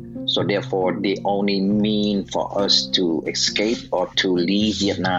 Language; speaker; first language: English; non-native, fluent; Vietnamese